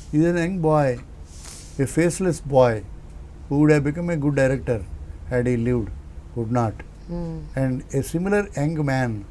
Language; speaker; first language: Telugu; native; Telugu